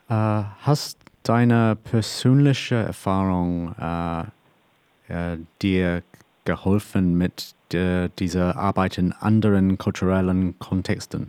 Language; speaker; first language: German; non-native, learner; English